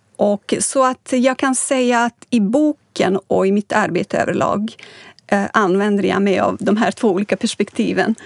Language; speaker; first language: Swedish; non-native, fluent; Bosnian